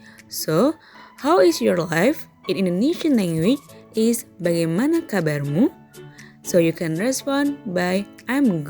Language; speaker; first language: English; non-native, learner; Indonesian